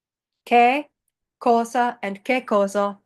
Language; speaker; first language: Italian; non-native, fluent; English